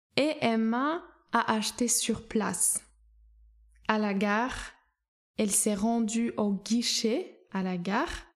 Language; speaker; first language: French; non-native, fluent; Polish